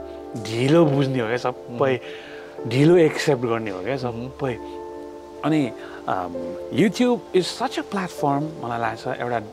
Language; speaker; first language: English; non-native, local second language; Nepali